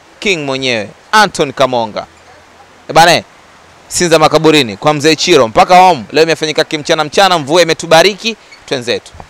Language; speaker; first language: Swahili; native; Swahili